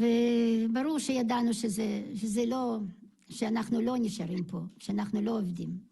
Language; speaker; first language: Hebrew; non-native, fluent; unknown